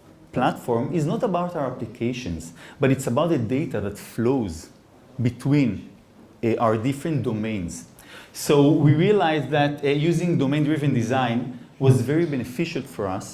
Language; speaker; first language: English; non-native, fluent; Hebrew